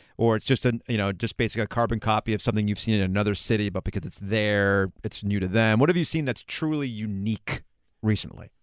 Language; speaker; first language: English; early bilingual, other home language; Spanish